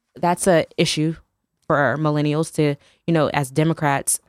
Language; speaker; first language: English; native; English